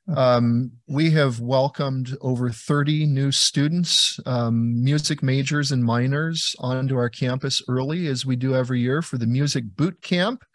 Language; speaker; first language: English; native; English